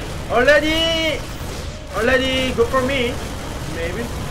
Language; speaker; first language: English; non-native, learner; Korean